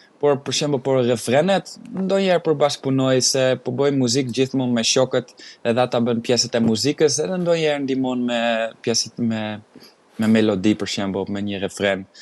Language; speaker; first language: Albanian; non-native, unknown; Dutch